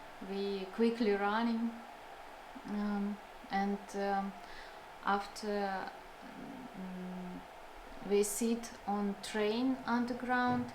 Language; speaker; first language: English; non-native, learner; Russian